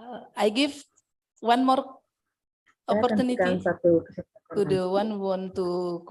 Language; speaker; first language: English; non-native, fluent; Indonesian